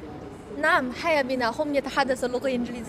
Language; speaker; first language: Arabic; non-native, fluent; Chinese